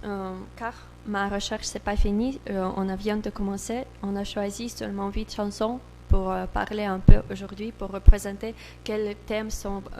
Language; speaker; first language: French; non-native, learner; Russian